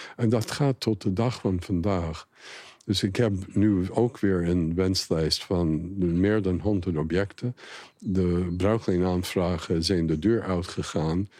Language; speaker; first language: Dutch; non-native, fluent; English